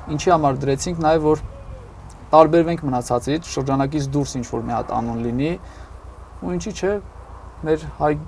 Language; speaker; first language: Armenian; native; Armenian